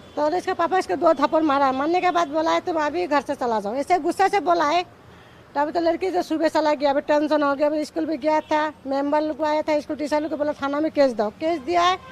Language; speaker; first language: Hindi; non-native, local second language; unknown